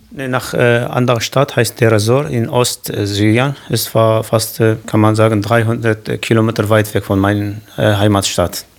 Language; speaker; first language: German; non-native, learner; Kurdish